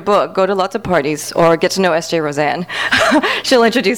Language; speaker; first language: English; native; English